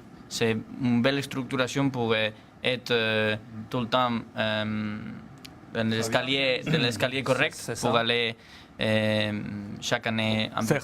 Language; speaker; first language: French; non-native, learner; Spanish